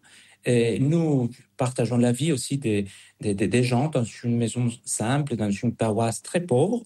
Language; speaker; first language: French; non-native, fluent; Spanish